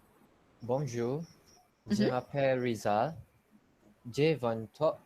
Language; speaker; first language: French; non-native, learner; Malay